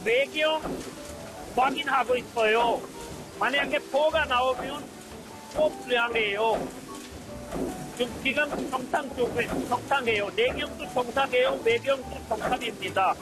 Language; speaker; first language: Korean; non-native, learner; Urdu